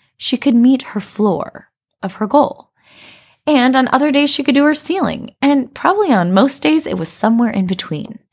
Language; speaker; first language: English; native; English